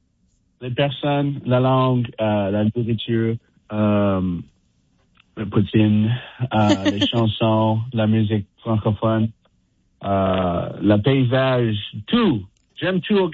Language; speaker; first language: French; non-native, learner; English